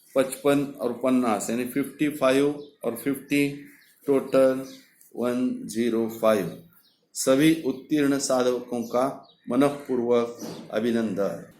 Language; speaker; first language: Hindi; non-native, local second language; Marathi